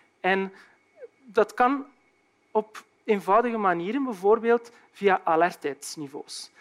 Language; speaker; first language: Dutch; native; Dutch